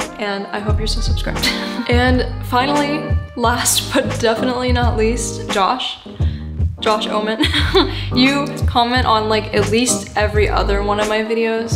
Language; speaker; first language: English; native; English